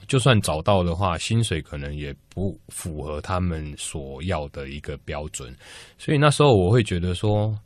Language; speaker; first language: Chinese; native; Chinese